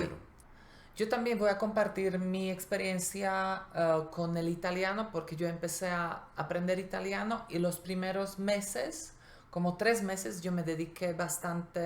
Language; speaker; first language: Spanish; non-native, fluent; Slovak